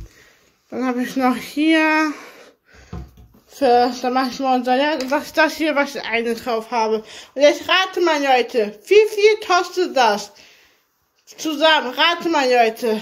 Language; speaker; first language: German; early bilingual, other home language; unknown